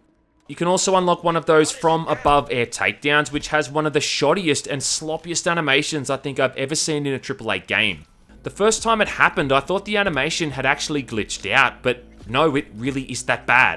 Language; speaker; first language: English; native; English